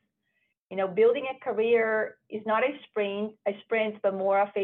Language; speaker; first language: English; non-native, fluent; Portuguese